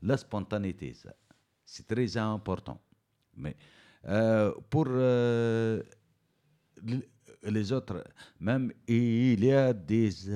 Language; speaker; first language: French; non-native, learner; Berber languages